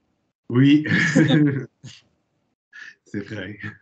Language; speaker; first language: French; non-native, learner; English